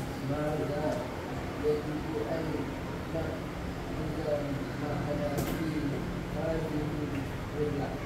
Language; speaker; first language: Arabic; non-native, learner; Malay